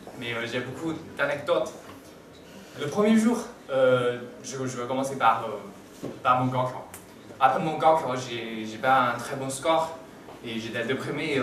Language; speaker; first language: French; non-native, fluent; Chinese